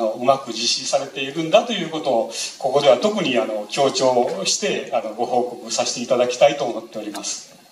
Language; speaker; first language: Japanese; native; Japanese